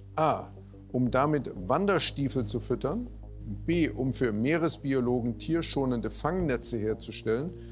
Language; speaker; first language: German; native; German